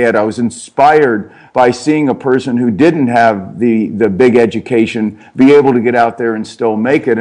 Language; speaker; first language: English; native; English